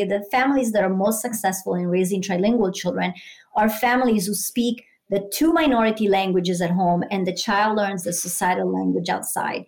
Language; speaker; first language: English; non-native, fluent; Italian